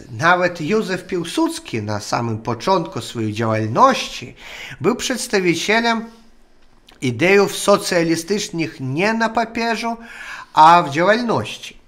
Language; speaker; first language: Polish; non-native, learner; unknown